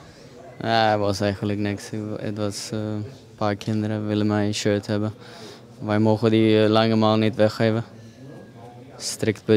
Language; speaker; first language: Dutch; non-native, fluent; Swedish